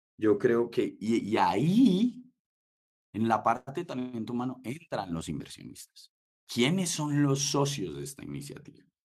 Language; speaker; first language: Spanish; native; Spanish